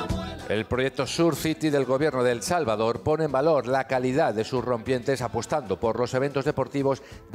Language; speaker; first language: Spanish; native; Spanish